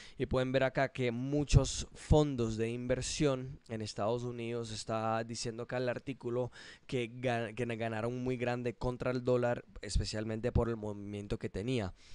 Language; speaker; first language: Spanish; early bilingual, heritage; English